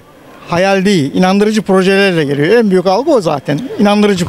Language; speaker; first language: Turkish; native; Turkish